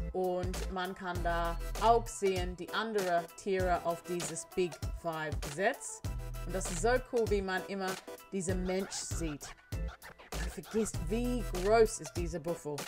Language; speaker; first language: German; non-native, learner; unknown